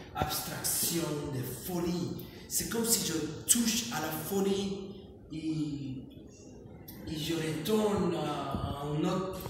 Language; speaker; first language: French; non-native, fluent; English